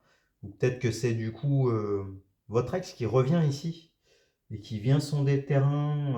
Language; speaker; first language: French; native; French